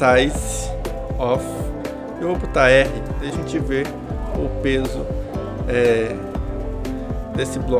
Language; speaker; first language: Portuguese; native; Portuguese